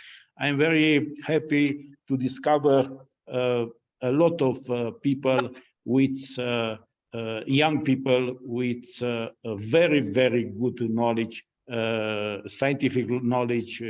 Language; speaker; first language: English; non-native, fluent; Romanian